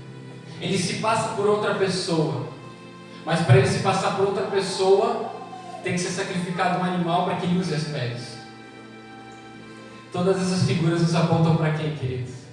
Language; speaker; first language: Portuguese; native; Portuguese